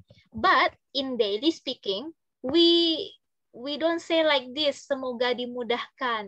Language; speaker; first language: English; non-native, fluent; Indonesian